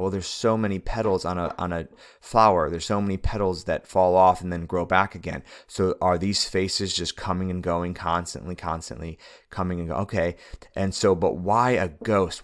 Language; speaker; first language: English; native; English